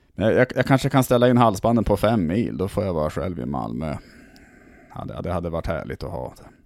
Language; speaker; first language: Swedish; native; Swedish